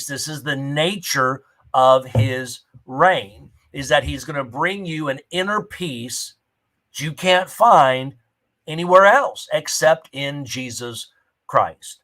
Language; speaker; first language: English; native; English